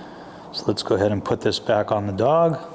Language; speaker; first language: English; native; English